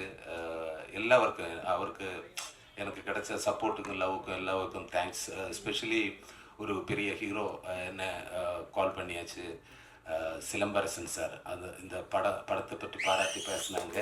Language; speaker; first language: Tamil; non-native, learner; Malayalam